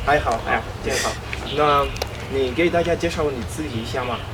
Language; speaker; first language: Chinese; non-native, learner; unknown